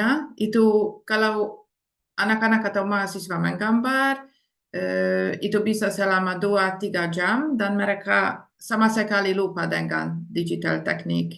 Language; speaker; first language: Indonesian; non-native, fluent; Hungarian